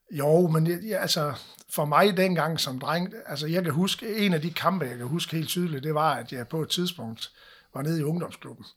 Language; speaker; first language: Danish; native; Danish